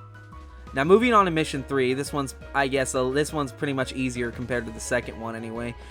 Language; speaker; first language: English; native; English